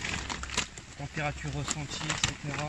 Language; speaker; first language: French; native; French